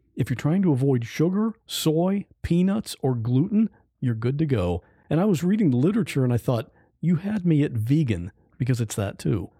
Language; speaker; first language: English; native; English